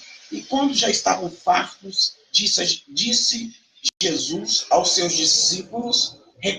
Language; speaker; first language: Portuguese; native; Portuguese